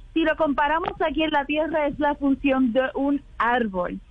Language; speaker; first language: Spanish; native; Spanish